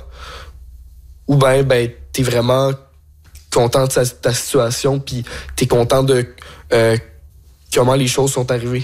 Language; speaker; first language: French; native; French